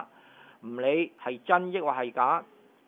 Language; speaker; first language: Chinese; non-native, local second language; Cantonese